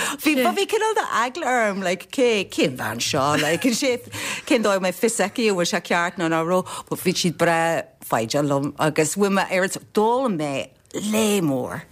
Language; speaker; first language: Irish; non-native, local second language; English